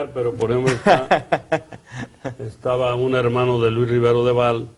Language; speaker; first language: Spanish; native; Spanish